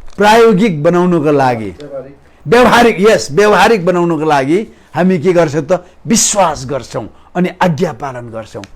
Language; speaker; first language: Nepali; non-native, local second language; Limbu